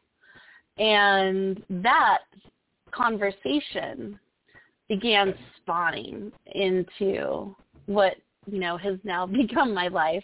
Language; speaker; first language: English; native; English